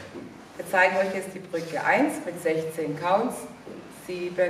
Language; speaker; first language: German; native; German